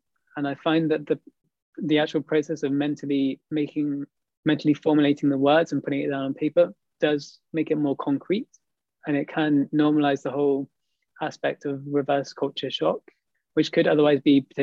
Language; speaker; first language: English; native; English